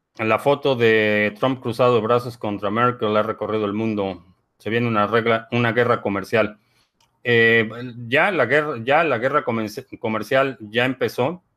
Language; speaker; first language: Spanish; native; Spanish